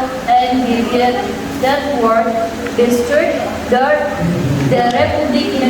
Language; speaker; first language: Dutch; non-native, learner; Indonesian